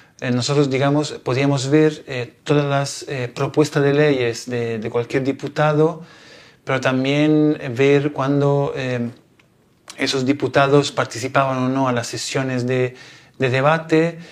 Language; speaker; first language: Spanish; non-native, fluent; Italian